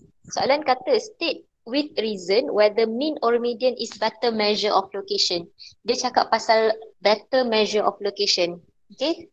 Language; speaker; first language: English; non-native, local second language; Malay